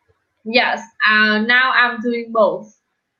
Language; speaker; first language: English; non-native, learner; Vietnamese